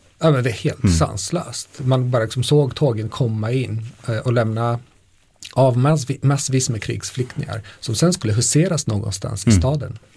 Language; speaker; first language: Swedish; non-native, fluent; Polish